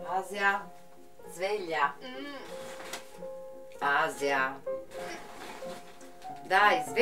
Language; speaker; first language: Italian; native; Italian